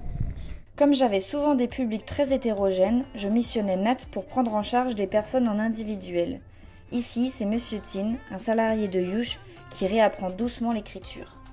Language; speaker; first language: French; native; French